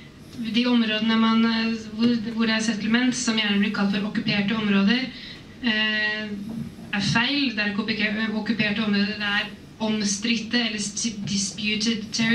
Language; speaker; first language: Norwegian; native; Norwegian